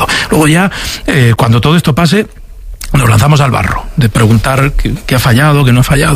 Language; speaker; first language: Spanish; native; Spanish